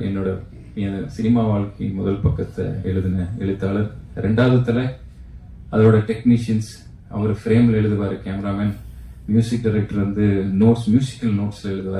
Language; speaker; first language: Tamil; native; Tamil